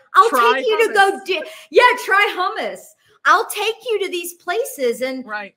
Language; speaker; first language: English; native; English